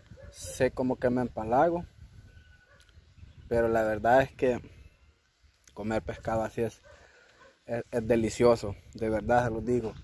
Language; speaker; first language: Spanish; native; Spanish